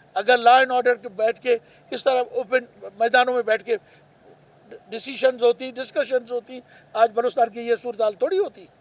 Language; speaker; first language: Urdu; non-native, local second language; Baluchi